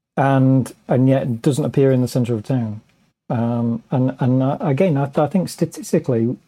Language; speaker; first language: English; native; English